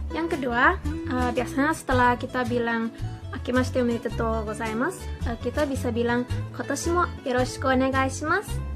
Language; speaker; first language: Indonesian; early bilingual, heritage; Indonesian